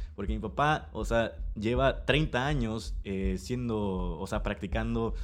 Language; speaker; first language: Spanish; native; Spanish